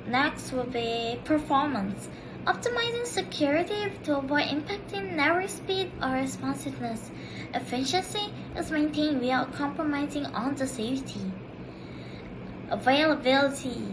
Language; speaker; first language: English; non-native, local second language; Malay